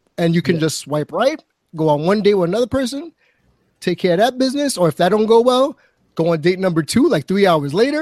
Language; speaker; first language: English; native; English